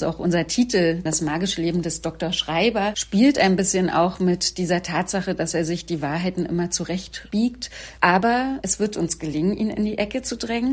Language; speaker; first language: German; native; German